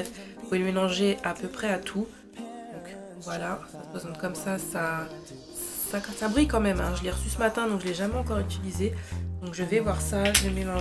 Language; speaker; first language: French; native; French